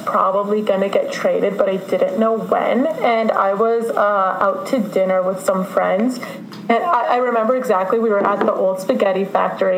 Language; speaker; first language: English; native; English